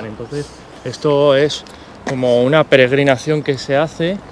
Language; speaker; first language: Spanish; native; Spanish